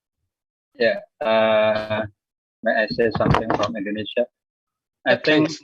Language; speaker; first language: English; non-native, learner; Indonesian